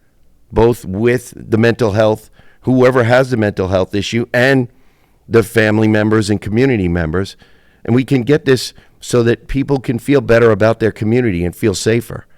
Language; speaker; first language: English; native; English